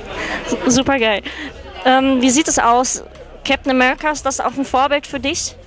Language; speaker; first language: German; native; German